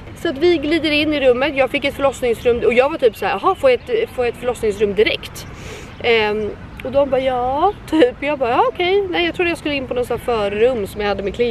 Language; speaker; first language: Swedish; native; Swedish